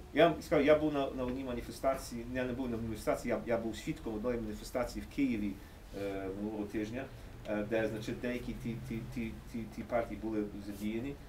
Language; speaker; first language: Ukrainian; early bilingual, heritage; English